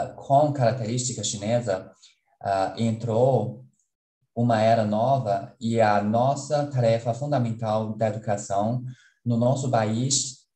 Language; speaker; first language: Portuguese; non-native, fluent; Chinese